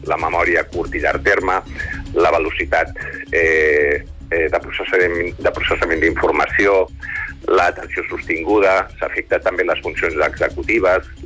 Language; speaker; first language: Catalan; native; Catalan